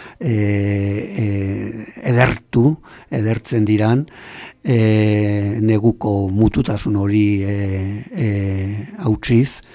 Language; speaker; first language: Basque; native; Basque